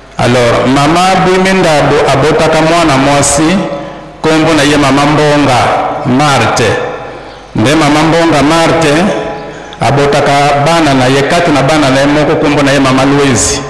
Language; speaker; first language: Lingala; non-native, local second language; Kongo